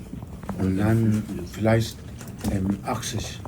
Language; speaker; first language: German; non-native, learner; Urdu